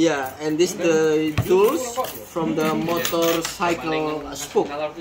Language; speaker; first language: English; non-native, learner; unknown